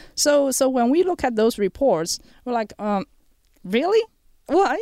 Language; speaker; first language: English; non-native, fluent; Chinese